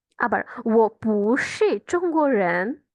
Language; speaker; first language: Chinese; non-native, fluent; Bangla